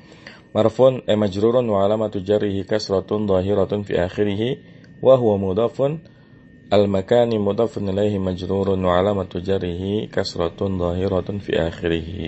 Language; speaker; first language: Arabic; non-native, fluent; Indonesian